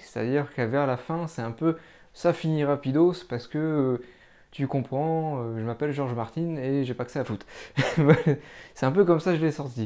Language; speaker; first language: French; native; French